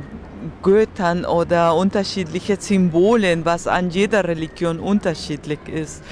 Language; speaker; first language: German; non-native, fluent; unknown